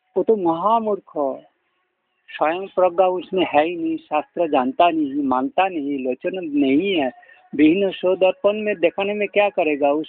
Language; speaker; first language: Hindi; non-native, local second language; Bangla